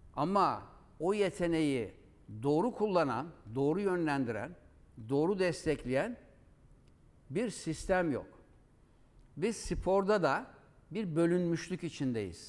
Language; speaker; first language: Turkish; native; Turkish